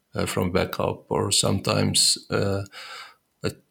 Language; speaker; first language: English; non-native, fluent; Estonian